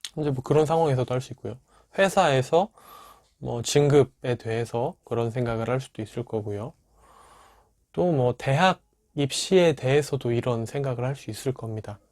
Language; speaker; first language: Korean; native; Korean